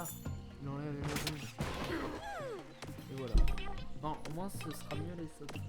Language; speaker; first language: French; native; French